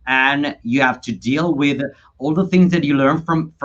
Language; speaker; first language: English; non-native, fluent; Italian